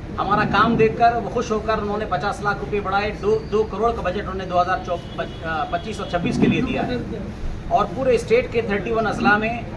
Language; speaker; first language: Urdu; native; Urdu